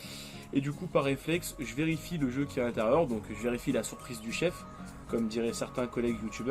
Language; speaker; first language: French; native; French